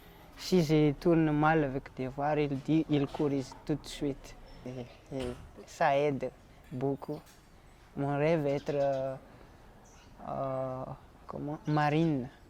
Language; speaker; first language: French; non-native, local second language; Malagasy